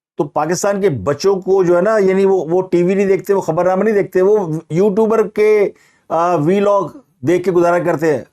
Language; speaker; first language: Urdu; non-native, local second language; Punjabi